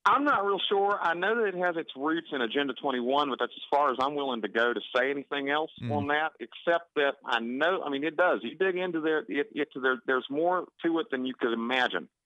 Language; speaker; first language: English; native; English